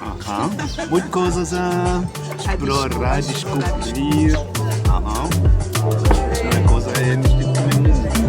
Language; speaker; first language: Portuguese; non-native, learner; English